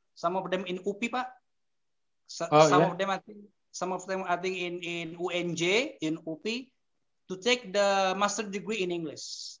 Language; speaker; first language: English; non-native, fluent; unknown